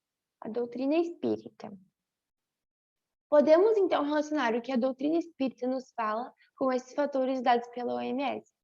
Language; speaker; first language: Portuguese; native; Portuguese